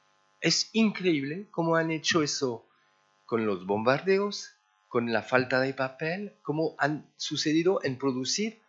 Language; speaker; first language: Spanish; early bilingual, heritage; French